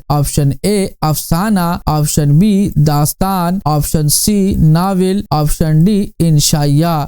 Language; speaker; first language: Urdu; native; Urdu